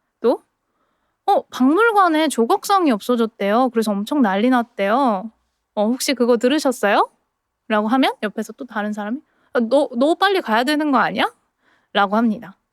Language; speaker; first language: Korean; native; Korean